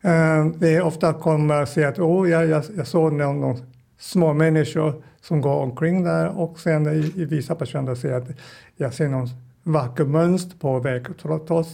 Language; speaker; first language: Swedish; non-native, fluent; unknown